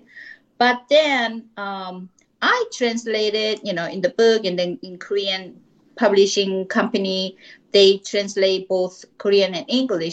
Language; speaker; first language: English; non-native, fluent; Korean